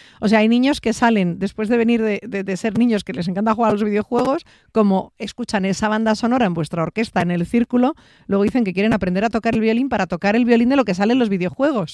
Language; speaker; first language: Spanish; native; Spanish